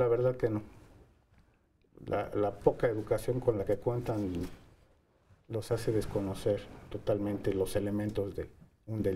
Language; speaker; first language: Spanish; native; Spanish